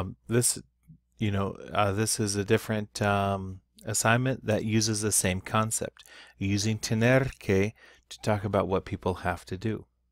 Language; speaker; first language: English; native; English